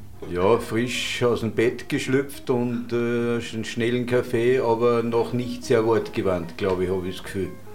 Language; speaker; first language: German; native; German